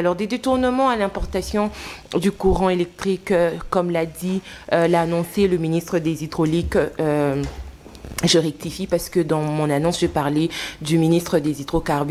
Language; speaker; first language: French; non-native, local second language; Lingala